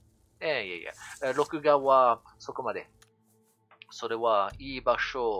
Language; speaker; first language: Japanese; non-native, learner; French